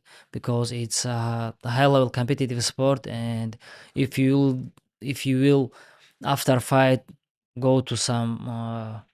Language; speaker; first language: English; non-native, learner; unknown